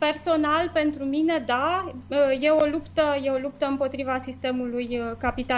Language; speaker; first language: Romanian; native; Romanian